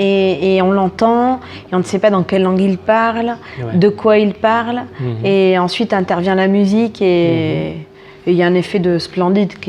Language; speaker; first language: French; native; French